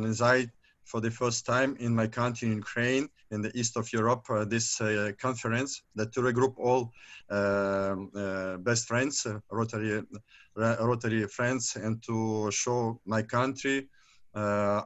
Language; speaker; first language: English; non-native, learner; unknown